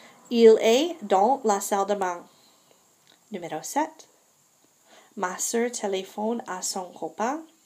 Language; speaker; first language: French; non-native, fluent; English